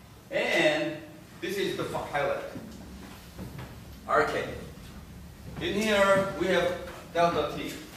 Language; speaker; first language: English; non-native, fluent; Korean